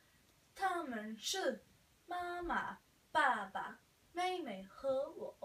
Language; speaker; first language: Chinese; non-native, learner; Norwegian